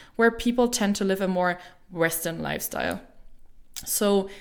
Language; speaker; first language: English; non-native, fluent; German